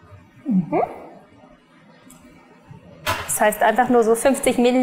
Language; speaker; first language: German; native; German